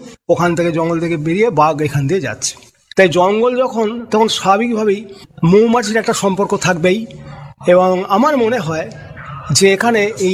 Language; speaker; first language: Bangla; native; Bangla